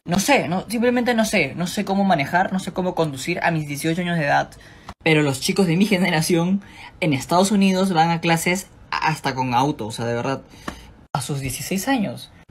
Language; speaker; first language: Spanish; native; Spanish